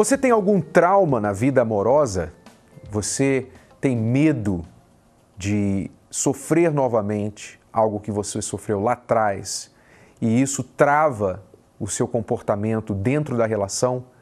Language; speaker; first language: Portuguese; native; Portuguese